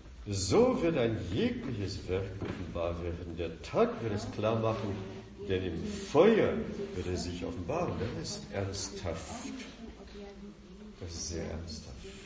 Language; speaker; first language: German; non-native, fluent; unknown